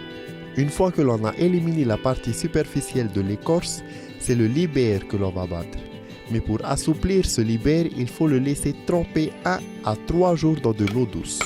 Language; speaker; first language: French; native; French